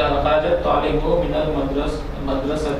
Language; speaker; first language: Arabic; non-native, learner; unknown